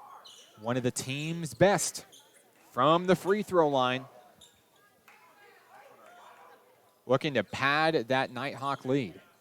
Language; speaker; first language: English; native; English